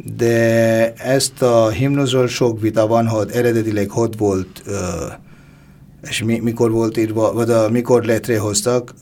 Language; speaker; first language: Hungarian; non-native, fluent; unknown